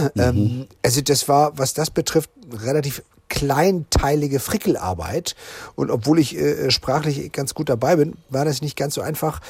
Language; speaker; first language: German; native; German